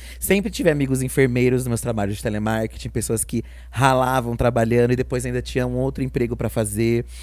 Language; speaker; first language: Portuguese; native; Portuguese